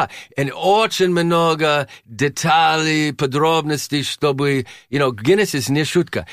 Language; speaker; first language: Russian; non-native, learner; English